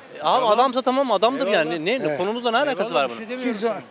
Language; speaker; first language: Turkish; native; Turkish